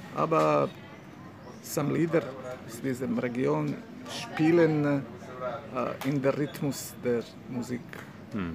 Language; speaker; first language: German; non-native, learner; Bosnian